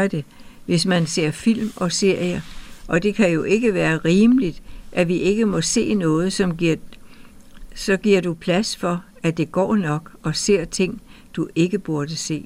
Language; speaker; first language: Danish; native; Danish